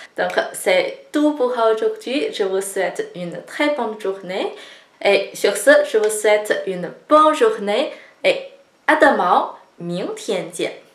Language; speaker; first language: French; non-native, fluent; Chinese